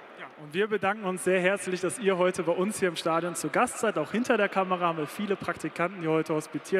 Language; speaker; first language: German; native; German